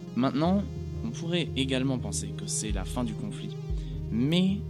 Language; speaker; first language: French; non-native, fluent; German